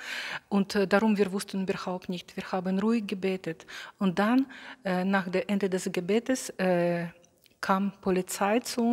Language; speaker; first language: German; non-native, fluent; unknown